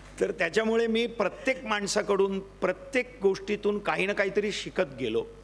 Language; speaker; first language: Marathi; non-native, local second language; Gujarati